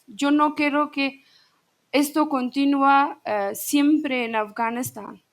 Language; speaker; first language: Spanish; non-native, learner; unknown